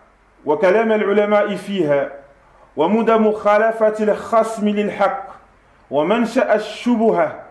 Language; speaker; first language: Arabic; non-native, fluent; French